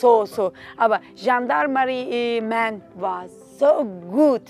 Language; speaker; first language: English; non-native, learner; Turkish